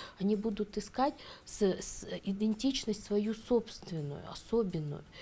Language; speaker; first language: Russian; native; Russian